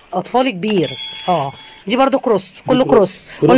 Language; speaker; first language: Arabic; native; Arabic